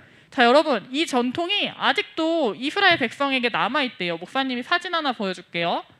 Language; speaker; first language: Korean; native; Korean